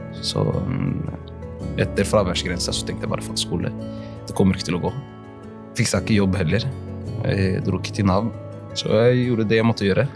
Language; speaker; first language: Norwegian; early bilingual, other home language; Somali